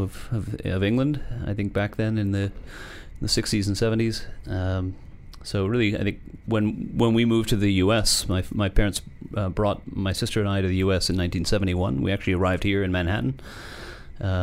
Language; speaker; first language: English; native; English